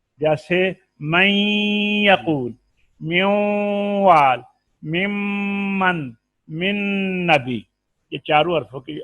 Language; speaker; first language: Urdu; non-native, local second language; Punjabi